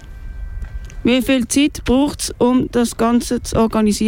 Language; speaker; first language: German; native; German